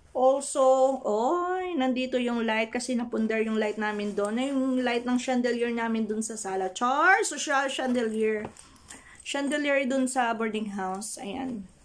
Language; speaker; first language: Filipino; non-native, local second language; Hiligaynon